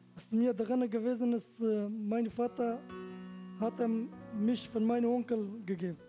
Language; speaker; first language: German; non-native, learner; Turkish